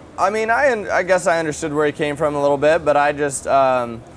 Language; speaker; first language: English; native; English